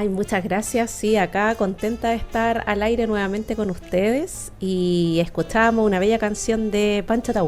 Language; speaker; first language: Spanish; native; Spanish